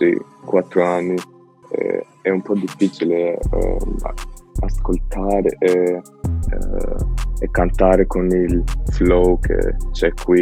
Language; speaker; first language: Italian; non-native, learner; Albanian